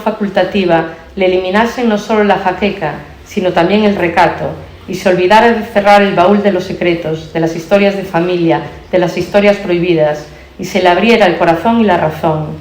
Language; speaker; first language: Spanish; native; Spanish